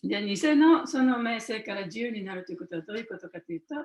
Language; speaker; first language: Japanese; native; Japanese